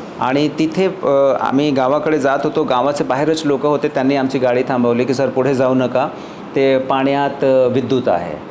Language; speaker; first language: Marathi; non-native, fluent; Hindi